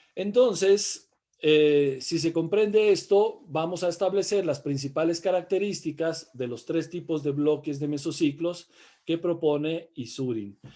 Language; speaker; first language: Spanish; native; Spanish